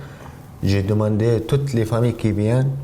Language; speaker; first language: French; non-native, learner; Arabic